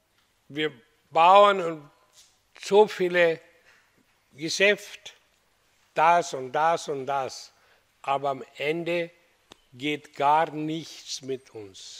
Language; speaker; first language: German; non-native, learner; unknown